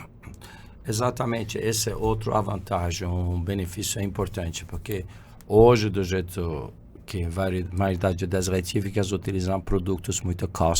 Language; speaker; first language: Portuguese; non-native, fluent; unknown